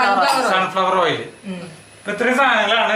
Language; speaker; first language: Malayalam; native; Malayalam